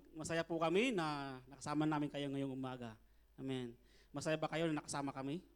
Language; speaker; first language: Filipino; native; Filipino